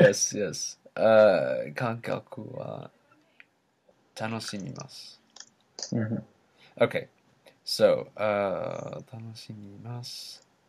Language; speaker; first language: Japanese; non-native, learner; English